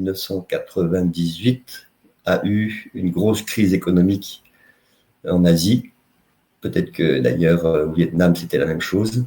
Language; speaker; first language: French; native; French